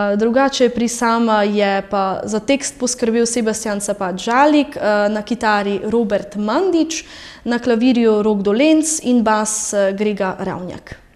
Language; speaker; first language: Slovenian; early bilingual, other home language; French